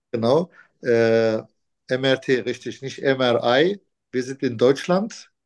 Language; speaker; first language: German; non-native, fluent; Turkish